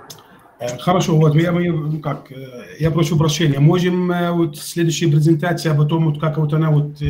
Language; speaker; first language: Russian; non-native, fluent; Arabic